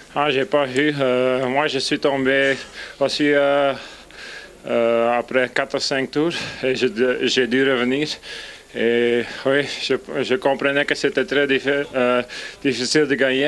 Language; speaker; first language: French; non-native, fluent; Dutch